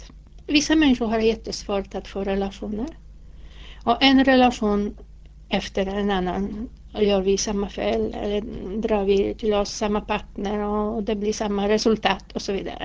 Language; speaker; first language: Swedish; non-native, fluent; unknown